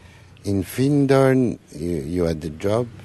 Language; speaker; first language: English; non-native, learner; Italian